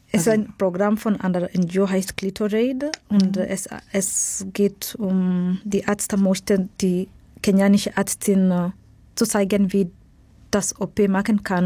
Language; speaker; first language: German; non-native, fluent; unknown